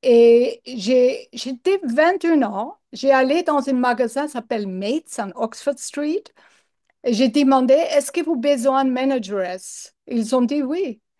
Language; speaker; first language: French; non-native, learner; English